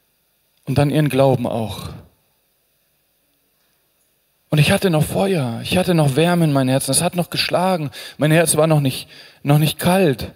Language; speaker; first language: German; native; German